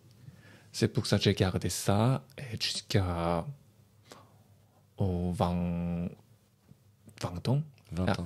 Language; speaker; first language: French; non-native, learner; Korean